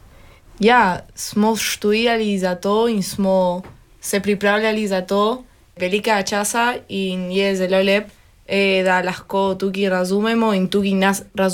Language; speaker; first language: Slovenian; early bilingual, heritage; Spanish